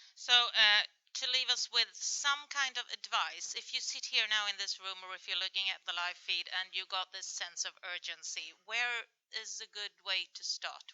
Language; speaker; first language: English; non-native, fluent; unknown